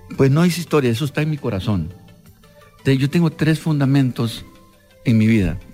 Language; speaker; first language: Spanish; non-native, local second language; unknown